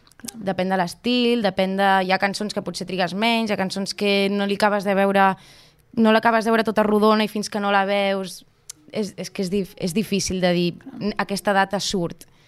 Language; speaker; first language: Catalan; non-native, local second language; Spanish